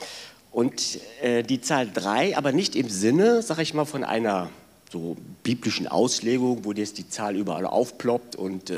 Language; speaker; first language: German; native; German